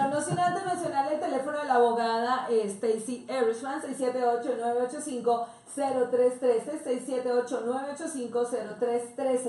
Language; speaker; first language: Spanish; native; Spanish